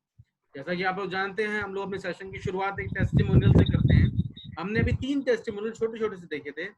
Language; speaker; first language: Hindi; native; Hindi